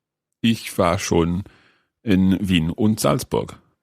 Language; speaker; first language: German; non-native, learner; English